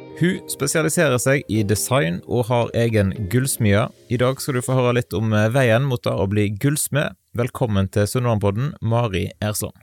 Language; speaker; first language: Norwegian; native; Norwegian